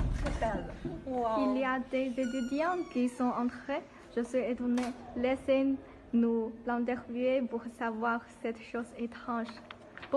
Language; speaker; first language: French; non-native, learner; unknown